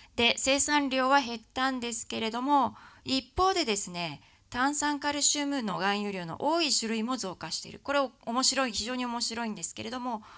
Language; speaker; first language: Japanese; native; Japanese